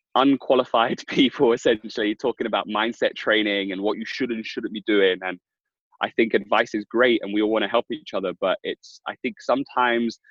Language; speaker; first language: English; native; English